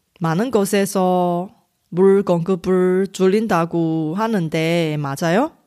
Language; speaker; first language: Korean; non-native, fluent; Chinese